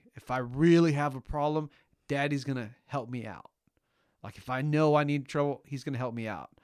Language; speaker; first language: English; early bilingual, other home language; Spanish